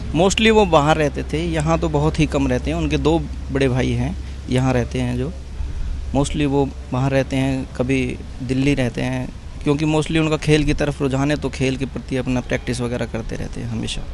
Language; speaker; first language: Hindi; native; Hindi